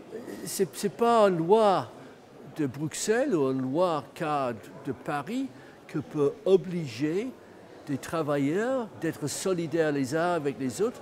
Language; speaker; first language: French; non-native, fluent; English